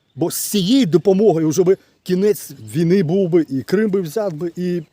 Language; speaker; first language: Ukrainian; non-native, local second language; Russian